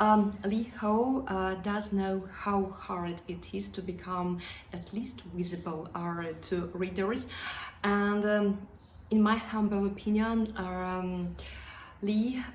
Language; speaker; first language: English; non-native, fluent; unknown